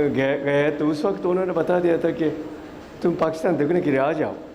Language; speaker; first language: Hindi; non-native, fluent; Japanese